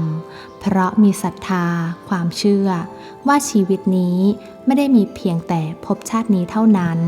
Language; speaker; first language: Thai; native; Thai